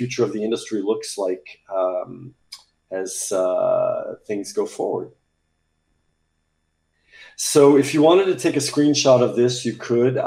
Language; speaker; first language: English; native; English